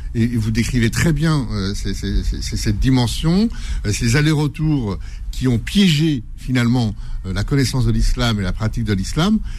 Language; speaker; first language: French; early bilingual, other home language; Kabyle